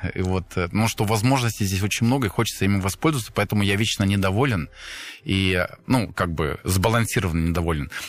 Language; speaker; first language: Russian; non-native, fluent; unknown